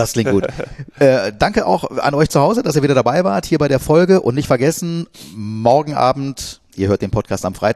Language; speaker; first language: German; native; German